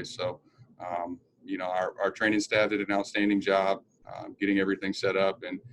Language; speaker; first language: English; native; English